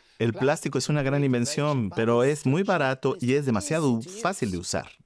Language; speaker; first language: Spanish; non-native, fluent; Swedish